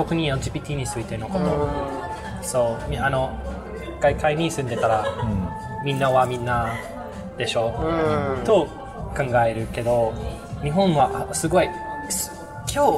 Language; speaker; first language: Japanese; non-native, learner; English